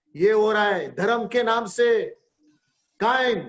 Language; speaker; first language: Hindi; non-native, local second language; Marathi